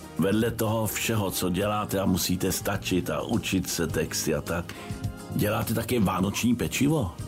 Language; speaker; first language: Czech; native; Czech